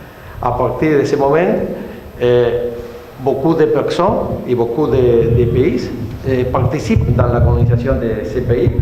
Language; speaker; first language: French; non-native, learner; Spanish